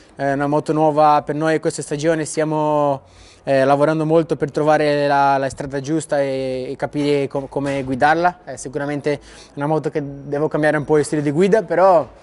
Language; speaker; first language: Italian; non-native, fluent; Portuguese